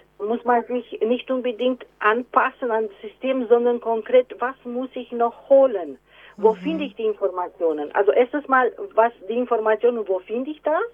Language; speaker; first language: German; non-native, fluent; Romanian